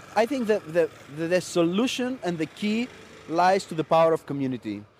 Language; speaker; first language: English; non-native, fluent; Greek